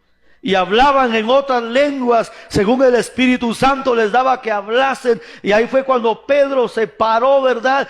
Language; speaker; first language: Spanish; native; Spanish